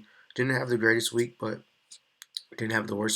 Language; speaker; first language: English; native; English